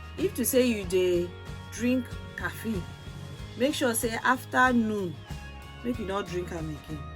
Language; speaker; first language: Nigerian Pidgin; non-native, local second language; Yoruba